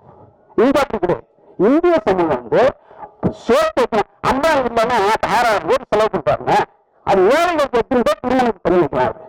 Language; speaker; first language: Tamil; native; Tamil